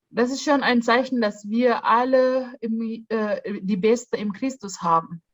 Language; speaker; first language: German; non-native, fluent; Indonesian